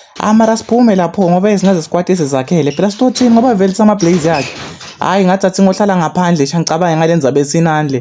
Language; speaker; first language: Zulu; non-native, local second language; Swati